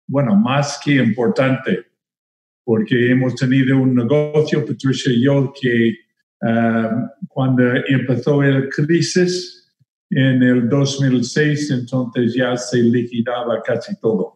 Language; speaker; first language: Spanish; non-native, fluent; English